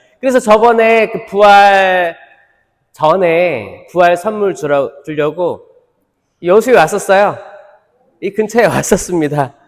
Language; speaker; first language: Korean; native; Korean